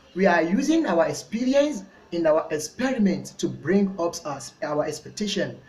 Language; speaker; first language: English; non-native, local second language; Yoruba